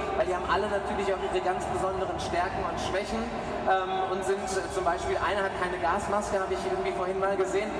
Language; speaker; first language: German; native; German